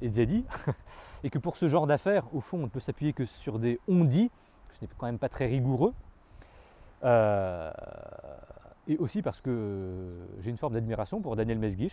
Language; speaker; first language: French; native; French